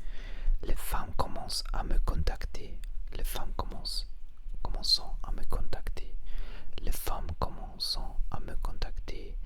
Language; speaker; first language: French; non-native, learner; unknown